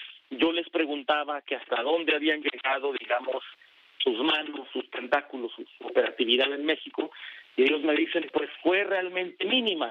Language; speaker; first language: Spanish; native; Spanish